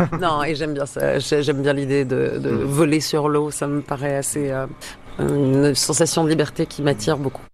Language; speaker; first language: French; native; French